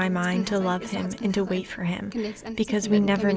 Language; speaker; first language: English; non-native, fluent; Arabic